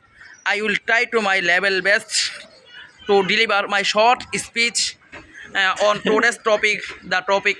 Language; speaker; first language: English; non-native, learner; Bangla